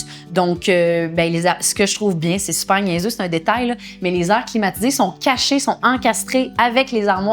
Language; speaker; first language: French; native; French